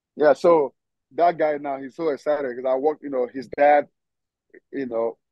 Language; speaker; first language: English; non-native, local second language; Igbo